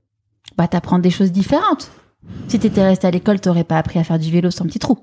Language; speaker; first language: French; native; French